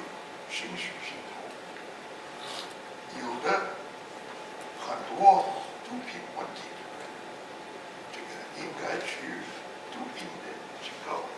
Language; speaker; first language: Chinese; non-native, fluent; English